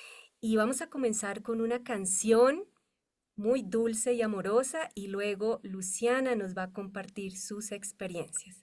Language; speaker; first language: Spanish; native; Spanish